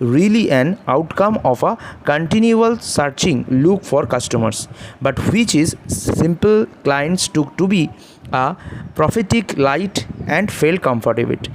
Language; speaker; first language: English; non-native, local second language; Bangla